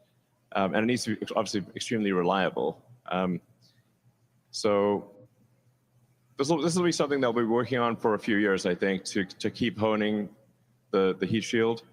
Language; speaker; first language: English; native; English